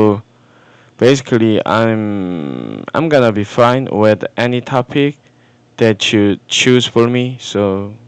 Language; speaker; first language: English; non-native, fluent; Korean